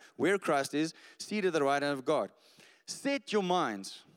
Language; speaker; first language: English; non-native, local second language; Afrikaans